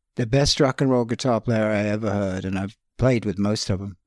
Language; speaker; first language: English; native; English